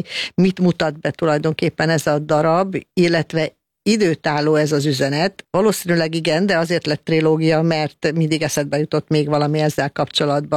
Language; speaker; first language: Hungarian; native; Hungarian